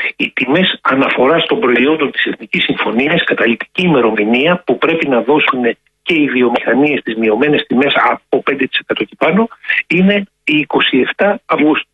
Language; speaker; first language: Greek; native; Greek